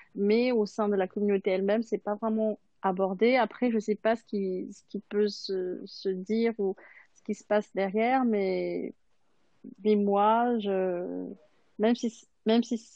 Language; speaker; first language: French; non-native, local second language; Malagasy